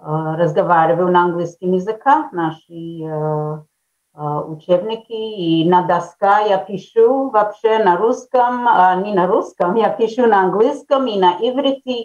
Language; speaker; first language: Russian; early bilingual, heritage; Russian